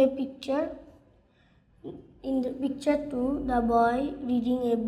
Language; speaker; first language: English; non-native, learner; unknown